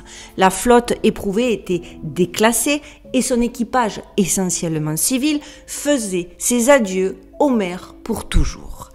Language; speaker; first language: French; native; French